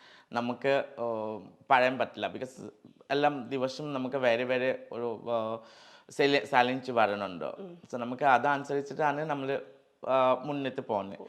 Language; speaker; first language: Malayalam; non-native, local second language; Assamese